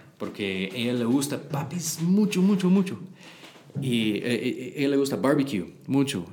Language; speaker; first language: Spanish; non-native, learner; English